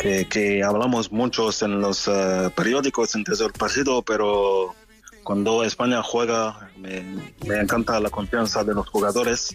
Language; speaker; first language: Spanish; non-native, fluent; French